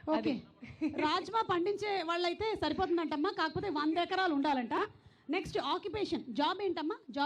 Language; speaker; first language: Telugu; native; Telugu